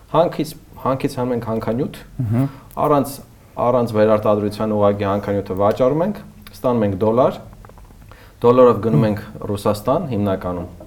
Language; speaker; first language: Armenian; native; Armenian